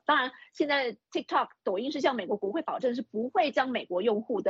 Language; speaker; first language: Chinese; native; Chinese